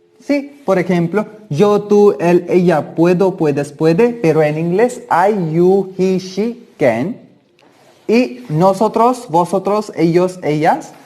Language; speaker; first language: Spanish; non-native, learner; Hindi